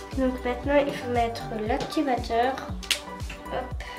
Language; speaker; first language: French; native; French